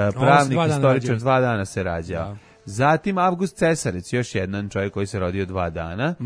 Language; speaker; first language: Serbian; native; Serbian